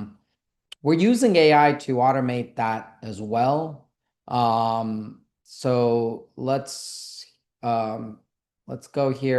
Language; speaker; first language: English; native; English